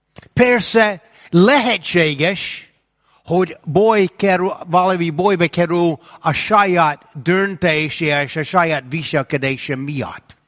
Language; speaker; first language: Hungarian; non-native, fluent; English